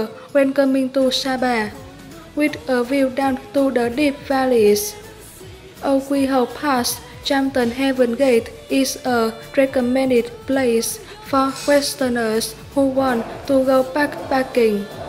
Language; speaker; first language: English; non-native, fluent; Vietnamese